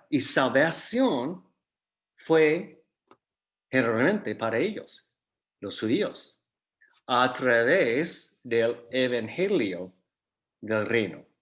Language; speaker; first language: Spanish; non-native, fluent; English